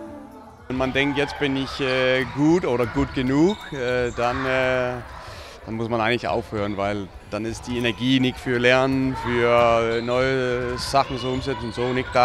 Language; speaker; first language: German; non-native, fluent; Danish